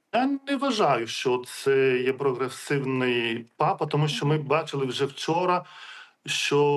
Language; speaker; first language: Ukrainian; non-native, fluent; Lithuanian